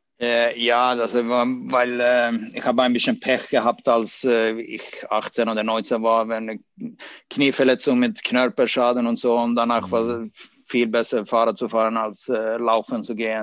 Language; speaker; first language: German; non-native, fluent; Swedish